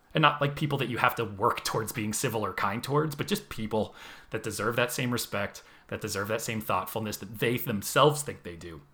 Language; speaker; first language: English; native; English